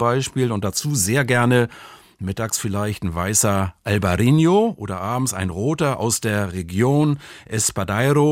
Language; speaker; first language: German; native; German